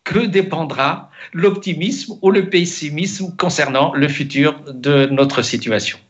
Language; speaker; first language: French; non-native, local second language; Arabic